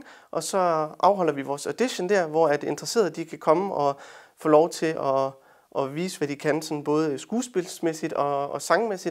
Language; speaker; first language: Danish; native; Danish